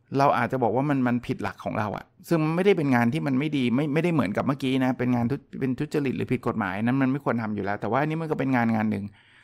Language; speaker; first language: Thai; native; Thai